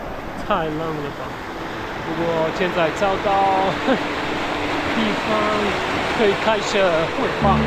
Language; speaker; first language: Chinese; non-native, fluent; German